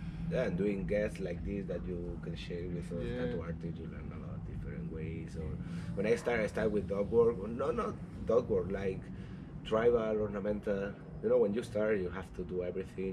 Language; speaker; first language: English; non-native, learner; Spanish